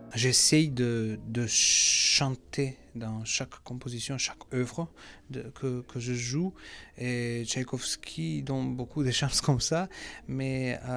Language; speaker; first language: French; non-native, learner; Macedonian